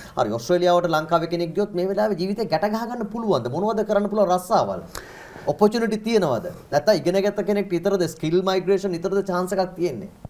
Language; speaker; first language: Sinhala; native; Sinhala